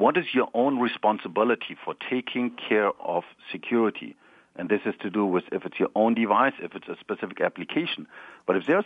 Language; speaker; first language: English; non-native, fluent; German